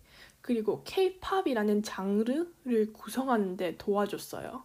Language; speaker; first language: Korean; early bilingual, heritage; Korean